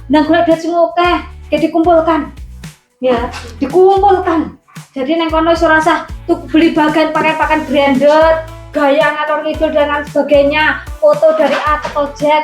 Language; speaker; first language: Indonesian; non-native, local second language; Javanese